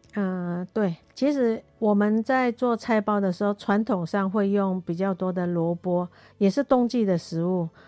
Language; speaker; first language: Chinese; non-native, local second language; Hakka Chinese